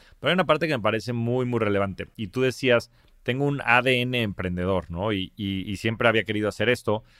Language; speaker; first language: Spanish; native; Spanish